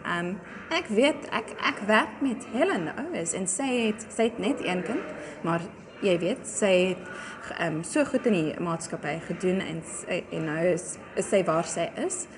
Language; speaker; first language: Afrikaans; non-native, local second language; English